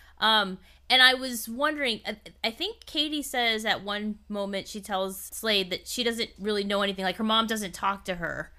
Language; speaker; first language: English; native; English